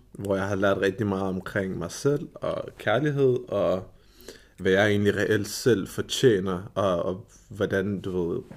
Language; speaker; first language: Danish; early bilingual, other home language; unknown